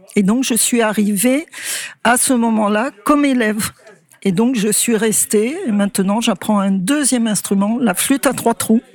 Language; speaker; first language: French; native; French